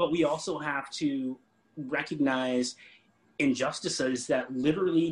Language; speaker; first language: English; native; English